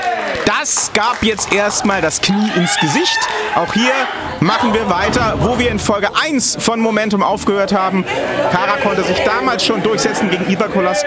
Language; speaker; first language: German; native; German